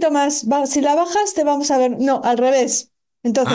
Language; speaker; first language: Spanish; native; Spanish